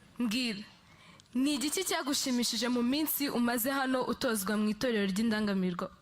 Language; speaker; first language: Kinyarwanda; native; Kinyarwanda